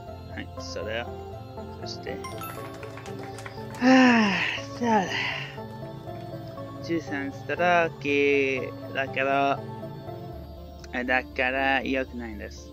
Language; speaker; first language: Japanese; non-native, learner; English